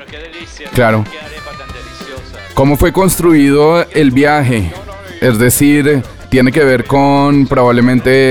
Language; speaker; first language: Spanish; native; Spanish